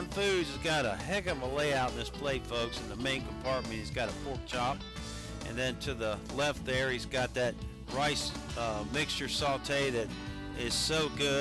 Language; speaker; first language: English; native; English